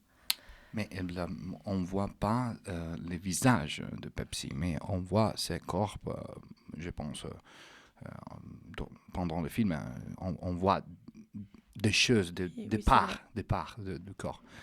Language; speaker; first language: French; non-native, fluent; Italian